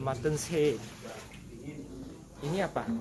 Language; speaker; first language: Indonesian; non-native, learner; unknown